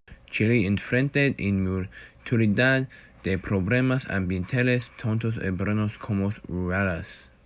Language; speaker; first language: Spanish; non-native, learner; English